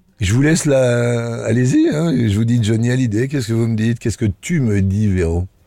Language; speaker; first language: French; native; French